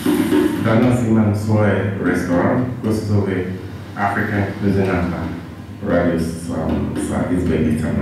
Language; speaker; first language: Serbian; non-native, learner; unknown